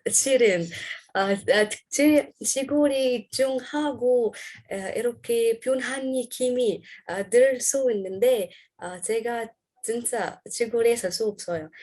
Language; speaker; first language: Korean; non-native, learner; Arabic